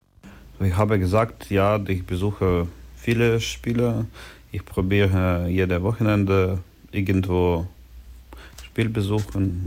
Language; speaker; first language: German; non-native, learner; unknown